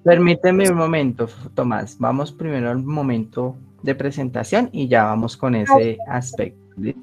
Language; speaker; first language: Spanish; native; Spanish